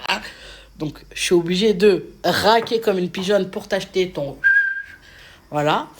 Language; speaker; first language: French; native; French